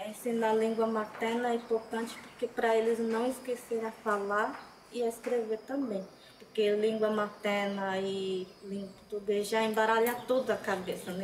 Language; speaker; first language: Portuguese; non-native, local second language; Guarani